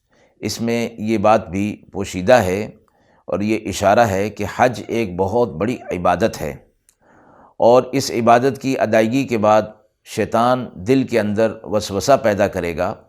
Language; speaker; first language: Urdu; native; Urdu